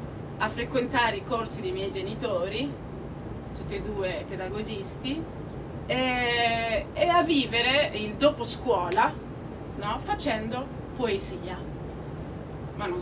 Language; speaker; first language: Italian; non-native, fluent; Spanish